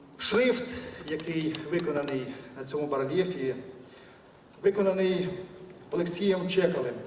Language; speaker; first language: Ukrainian; native; Ukrainian